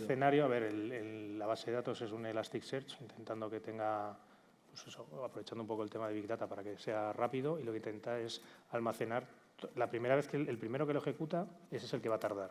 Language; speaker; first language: Spanish; native; Spanish